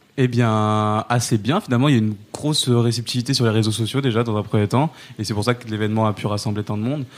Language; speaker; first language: French; native; French